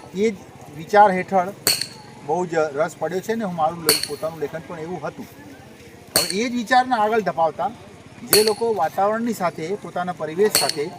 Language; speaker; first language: Gujarati; native; Gujarati